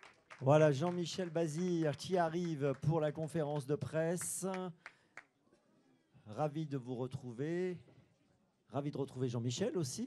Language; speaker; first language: French; native; French